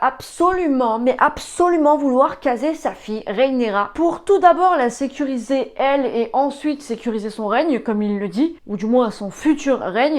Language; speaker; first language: French; native; French